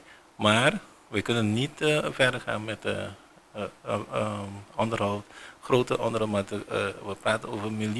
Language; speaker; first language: Dutch; non-native, local second language; Papiamento